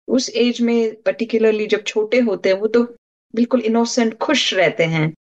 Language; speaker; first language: Hindi; non-native, local second language; Marathi